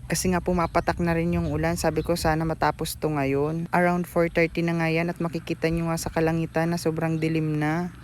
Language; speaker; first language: Filipino; non-native, local second language; Bikol